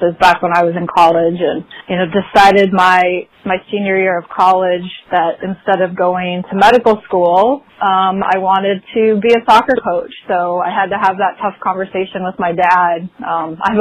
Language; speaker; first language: English; native; English